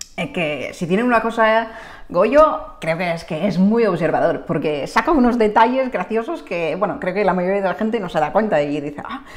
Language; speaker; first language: Spanish; non-native, fluent; English